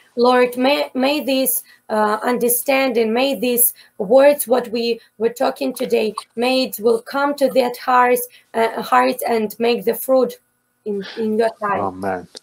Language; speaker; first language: English; non-native, fluent; Ukrainian